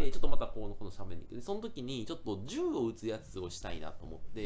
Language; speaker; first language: Japanese; native; Japanese